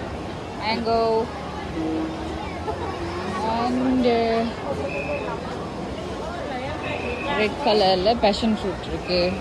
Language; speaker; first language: Tamil; native; Tamil